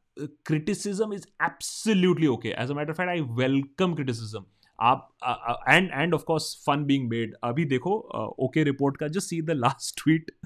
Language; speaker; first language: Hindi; non-native, local second language; Bangla